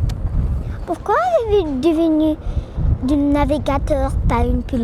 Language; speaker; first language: French; non-native, learner; Russian